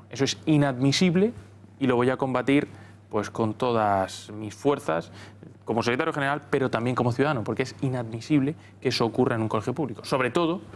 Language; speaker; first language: Spanish; native; Spanish